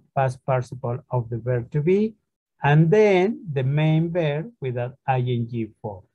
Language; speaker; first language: English; non-native, fluent; Spanish